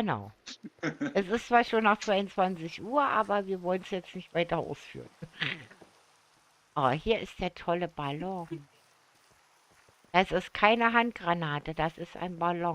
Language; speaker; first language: German; native; German